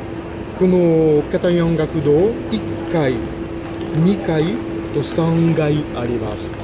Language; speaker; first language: Japanese; non-native, fluent; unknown